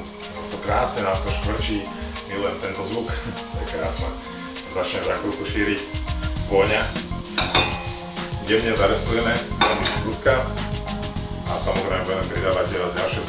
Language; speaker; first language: Slovak; native; Slovak